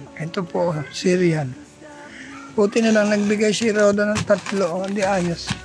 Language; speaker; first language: Filipino; native; Filipino